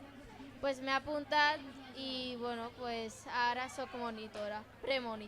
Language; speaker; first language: Catalan; non-native, local second language; Spanish